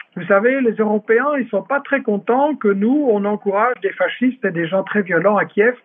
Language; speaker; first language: French; native; French